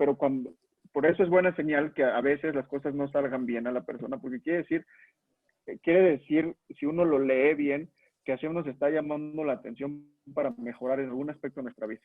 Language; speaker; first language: Spanish; native; Spanish